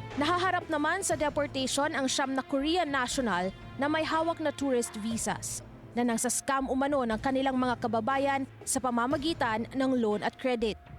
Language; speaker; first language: Filipino; native; Filipino